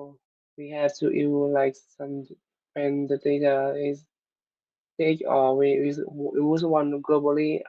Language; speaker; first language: English; non-native, learner; Vietnamese